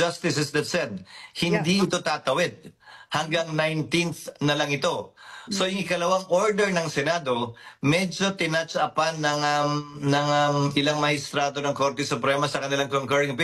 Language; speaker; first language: Filipino; native; Filipino